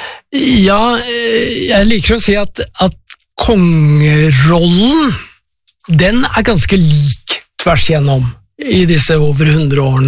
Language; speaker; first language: Norwegian; native; Norwegian